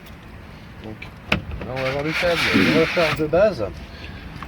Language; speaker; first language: French; native; French